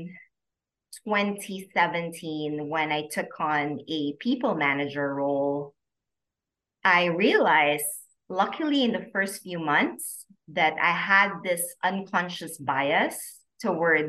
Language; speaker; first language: English; non-native, local second language; Filipino